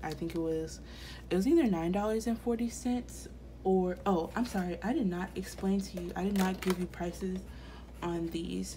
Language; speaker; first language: English; native; English